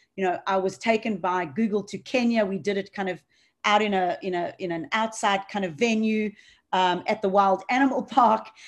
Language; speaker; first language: English; native; English